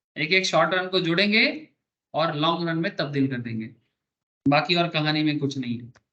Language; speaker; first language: Hindi; non-native, local second language; Bangla